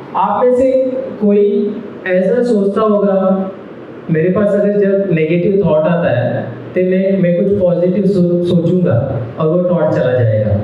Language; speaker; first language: Hindi; non-native, local second language; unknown